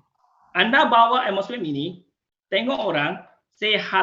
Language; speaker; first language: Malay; non-native, local second language; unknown